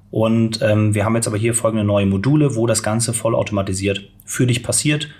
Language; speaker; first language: German; native; German